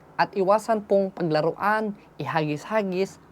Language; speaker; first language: Filipino; non-native, local second language; Cebuano